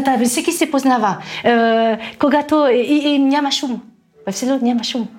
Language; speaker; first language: Bulgarian; non-native, learner; French